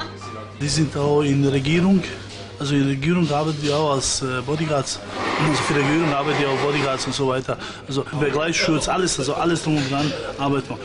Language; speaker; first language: German; early bilingual, other home language; Bosnian